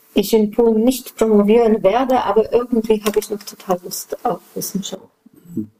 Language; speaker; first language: German; non-native, fluent; Polish